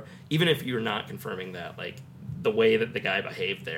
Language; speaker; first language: English; native; English